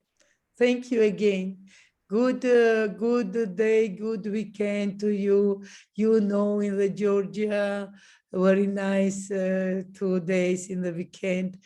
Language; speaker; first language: English; non-native, learner; Georgian